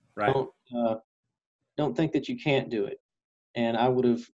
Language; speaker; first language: English; native; English